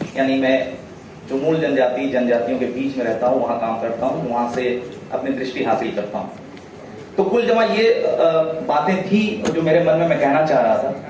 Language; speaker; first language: Hindi; non-native, local second language; Odia